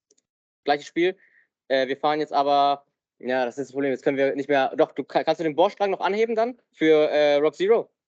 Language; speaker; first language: German; native; German